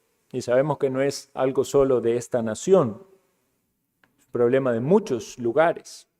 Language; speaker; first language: Spanish; native; Spanish